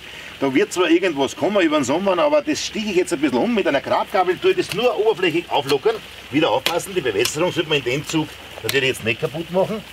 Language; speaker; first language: German; native; German